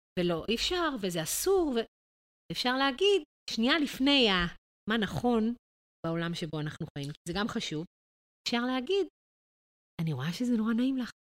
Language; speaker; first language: Hebrew; native; Hebrew